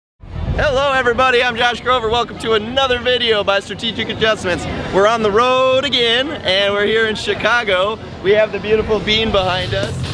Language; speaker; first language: English; native; English